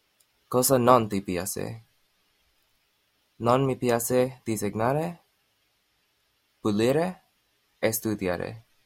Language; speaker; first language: Italian; non-native, learner; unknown